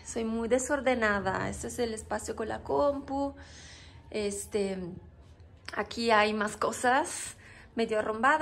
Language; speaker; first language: Spanish; non-native, fluent; Italian